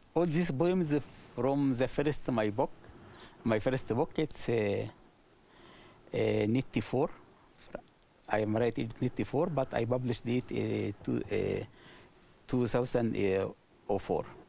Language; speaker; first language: English; non-native, learner; Arabic